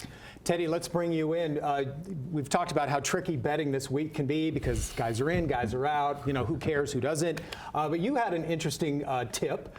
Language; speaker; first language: English; native; English